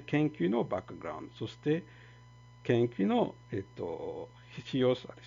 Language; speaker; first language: Japanese; non-native, fluent; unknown